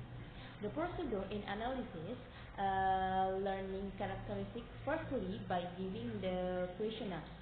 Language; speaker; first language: English; non-native, learner; Indonesian